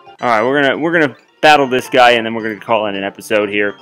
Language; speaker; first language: English; native; English